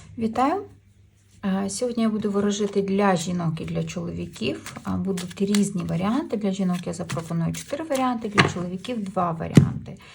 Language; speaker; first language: Ukrainian; non-native, local second language; Russian